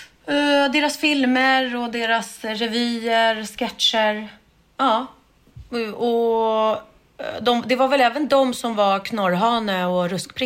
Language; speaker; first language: Swedish; native; Swedish